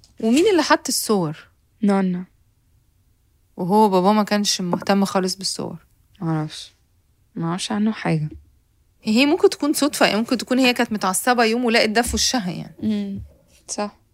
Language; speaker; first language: Arabic; native; Arabic